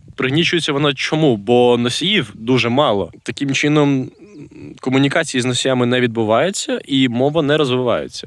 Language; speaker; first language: Ukrainian; non-native, local second language; Russian